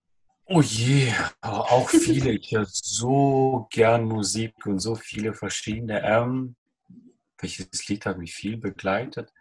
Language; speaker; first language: German; early bilingual, other home language; Russian